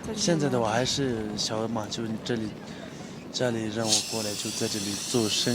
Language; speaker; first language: Chinese; non-native, local second language; Tibetan